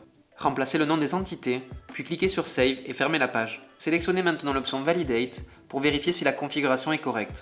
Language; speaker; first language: French; native; French